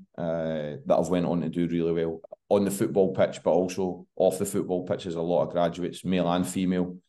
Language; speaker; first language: English; native; English